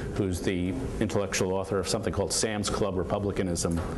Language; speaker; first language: English; native; English